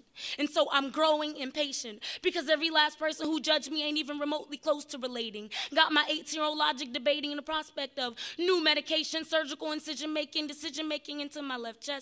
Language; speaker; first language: English; native; English